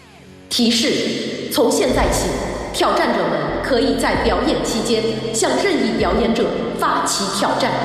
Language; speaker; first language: Chinese; native; Chinese